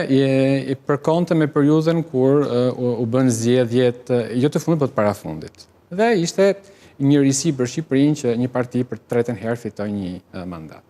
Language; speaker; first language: Albanian; native; Albanian